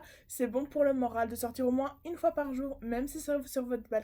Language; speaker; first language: French; native; French